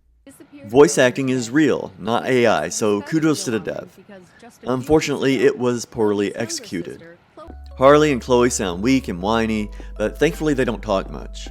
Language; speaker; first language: English; native; English